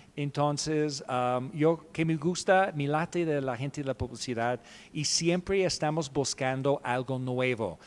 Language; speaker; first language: Spanish; non-native, fluent; English